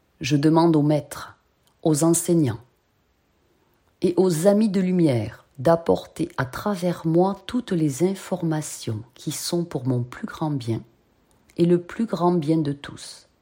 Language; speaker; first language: French; native; French